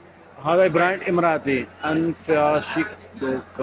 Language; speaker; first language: Arabic; non-native, learner; Urdu